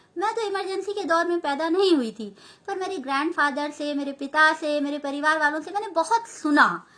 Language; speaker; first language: Hindi; native; Hindi